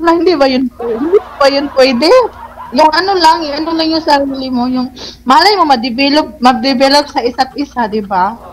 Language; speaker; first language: Filipino; non-native, local second language; Cebuano